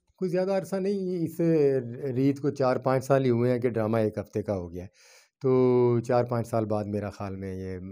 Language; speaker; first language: Urdu; non-native, local second language; Punjabi